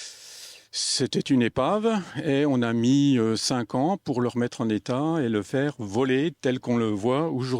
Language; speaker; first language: French; native; French